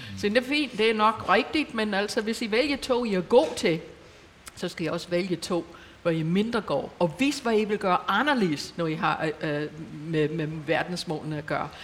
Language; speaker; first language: Danish; non-native, fluent; English